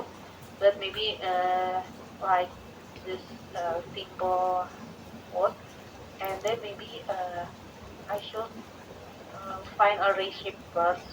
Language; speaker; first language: English; non-native, learner; Indonesian